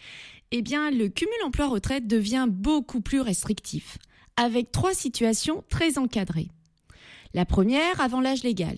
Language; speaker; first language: French; native; French